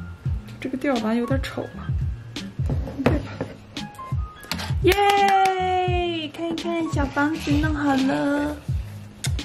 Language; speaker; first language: Chinese; native; Chinese